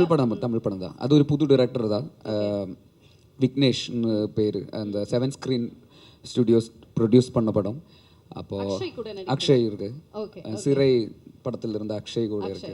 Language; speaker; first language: Tamil; non-native, learner; Malayalam